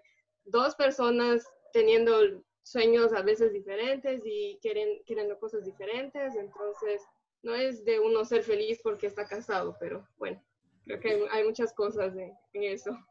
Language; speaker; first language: Spanish; early bilingual, other home language; Portuguese